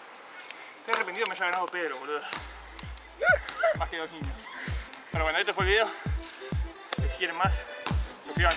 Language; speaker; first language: Spanish; native; Spanish